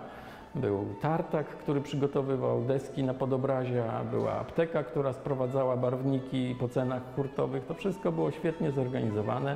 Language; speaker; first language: Polish; native; Polish